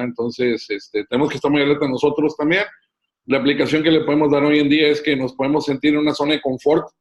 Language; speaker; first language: Spanish; native; Spanish